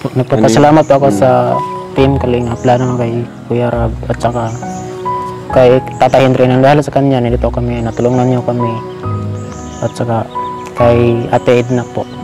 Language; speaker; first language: Filipino; non-native, local second language; Cebuano